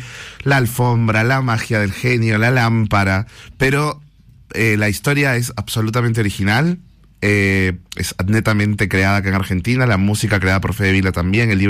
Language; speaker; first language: Spanish; native; Spanish